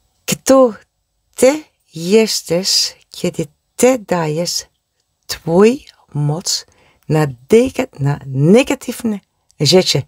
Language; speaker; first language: Polish; non-native, learner; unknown